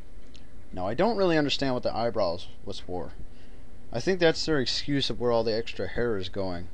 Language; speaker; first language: English; native; English